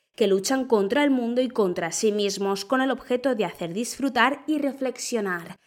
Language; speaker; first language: Spanish; native; Spanish